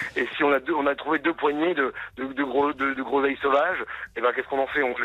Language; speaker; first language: French; native; French